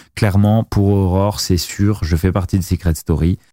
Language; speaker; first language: French; native; French